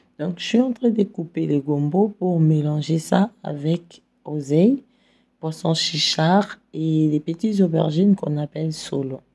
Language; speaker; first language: French; non-native, local second language; Lingala